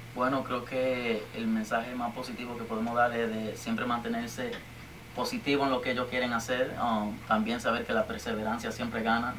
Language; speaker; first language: Spanish; early bilingual, heritage; Spanish